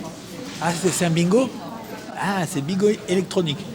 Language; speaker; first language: French; native; French